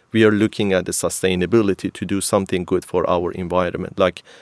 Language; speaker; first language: English; non-native, fluent; Persian